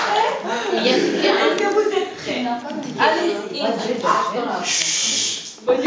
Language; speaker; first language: French; non-native, learner; Spanish